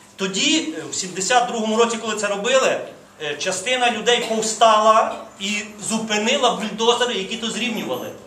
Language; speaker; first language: Ukrainian; native; Ukrainian